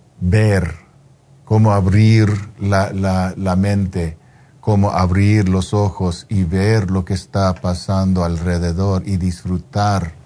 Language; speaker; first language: Spanish; non-native, fluent; English